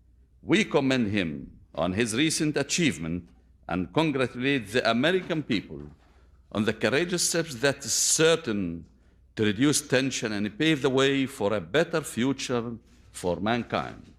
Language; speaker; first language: English; non-native, fluent; Arabic